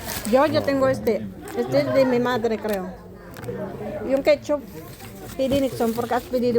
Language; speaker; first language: Spanish; early bilingual, other home language; Filipino